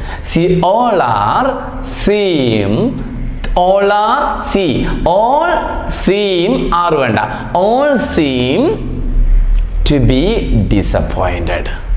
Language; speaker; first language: English; non-native, local second language; Malayalam